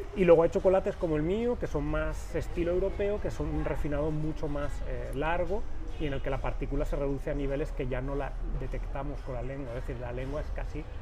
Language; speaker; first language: Spanish; native; Spanish